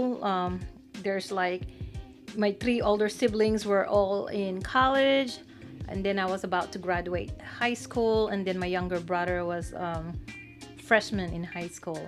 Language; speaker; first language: English; non-native, local second language; Pampanga